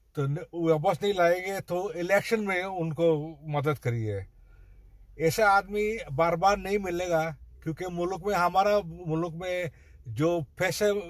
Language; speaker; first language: Hindi; non-native, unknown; Bangla